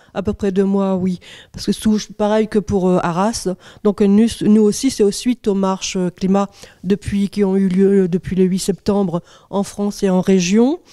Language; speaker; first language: French; native; French